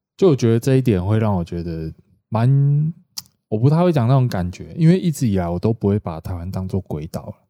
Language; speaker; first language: Chinese; native; Chinese